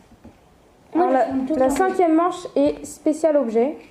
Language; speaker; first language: French; native; French